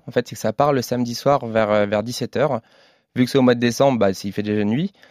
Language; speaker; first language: French; native; French